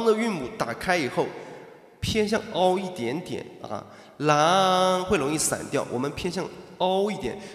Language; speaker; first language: Chinese; native; Chinese